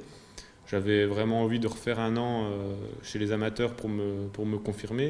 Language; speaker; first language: French; native; French